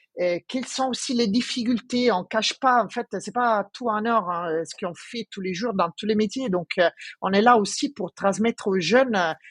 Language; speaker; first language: French; non-native, fluent; Italian